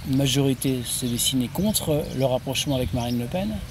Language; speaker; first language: French; native; French